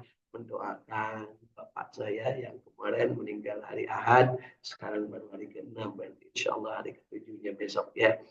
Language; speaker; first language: Indonesian; native; Indonesian